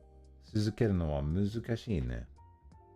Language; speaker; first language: Japanese; non-native, learner; English